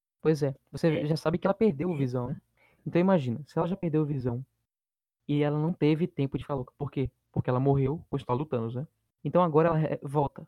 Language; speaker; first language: Portuguese; native; Portuguese